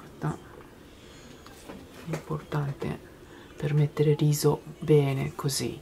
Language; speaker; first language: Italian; non-native, learner; Japanese